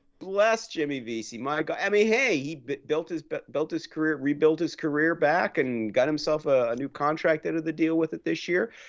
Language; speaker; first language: English; native; English